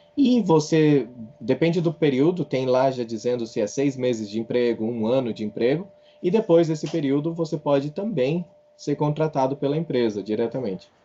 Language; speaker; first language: Portuguese; native; Portuguese